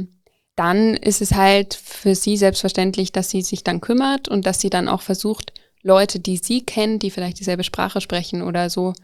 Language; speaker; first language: German; native; German